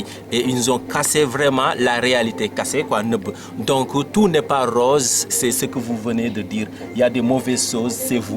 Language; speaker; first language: French; non-native, local second language; Wolof